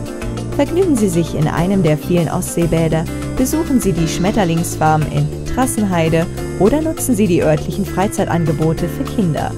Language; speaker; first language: German; native; German